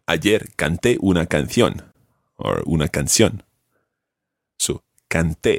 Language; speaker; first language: Spanish; non-native, fluent; English